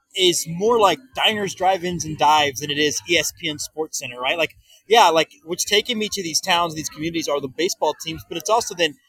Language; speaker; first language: English; native; English